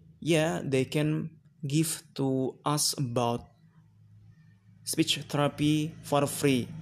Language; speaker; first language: English; non-native, learner; Indonesian